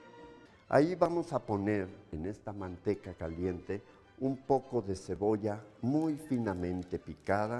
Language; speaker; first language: Spanish; native; Spanish